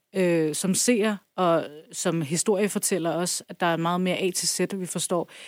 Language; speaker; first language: Danish; early bilingual, other home language; Kurdish